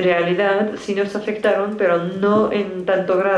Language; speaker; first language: Spanish; native; Spanish